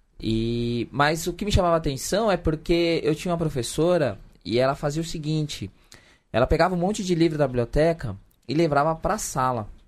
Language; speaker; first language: Portuguese; native; Portuguese